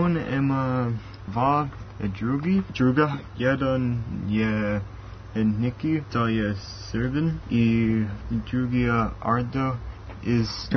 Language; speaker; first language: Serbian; non-native, learner; English